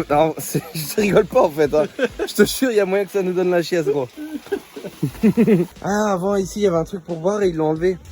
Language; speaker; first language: French; native; French